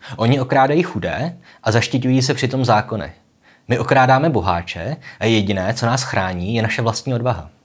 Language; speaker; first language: Czech; native; Czech